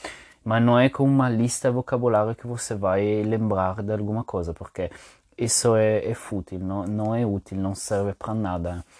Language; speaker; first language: Portuguese; non-native, fluent; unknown